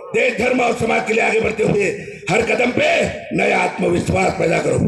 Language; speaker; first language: Hindi; non-native, local second language; Marathi